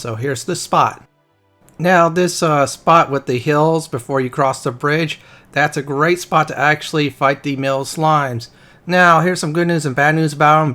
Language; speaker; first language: English; native; English